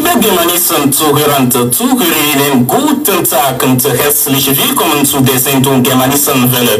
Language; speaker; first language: German; non-native, fluent; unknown